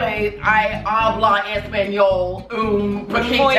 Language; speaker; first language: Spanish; non-native, learner; English